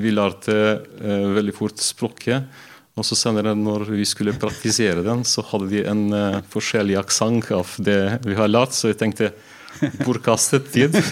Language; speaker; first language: Norwegian; non-native, fluent; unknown